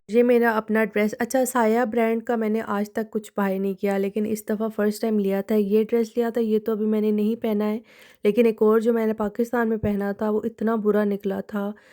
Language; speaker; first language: Urdu; non-native, local second language; Punjabi